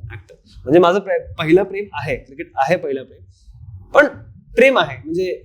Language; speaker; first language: Marathi; non-native, local second language; Hindi